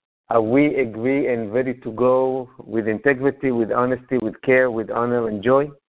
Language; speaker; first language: English; non-native, fluent; Hebrew